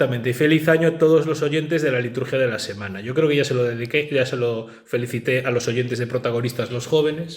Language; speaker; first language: Spanish; native; Spanish